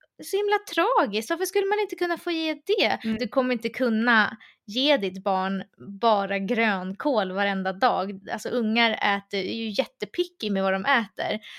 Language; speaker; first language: Swedish; native; Swedish